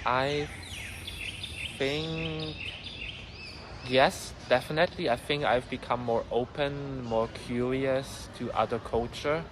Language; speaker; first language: English; non-native, fluent; German